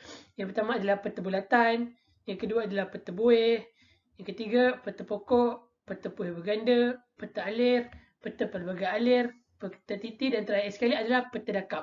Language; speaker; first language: Malay; native; Malay